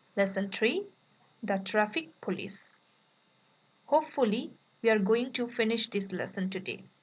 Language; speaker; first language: English; non-native, local second language; Bangla